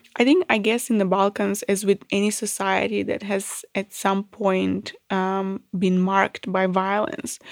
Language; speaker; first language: English; non-native, fluent; Macedonian